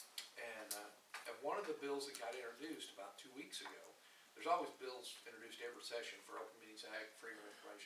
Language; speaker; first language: English; native; English